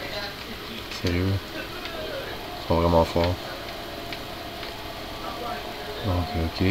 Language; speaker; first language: French; native; French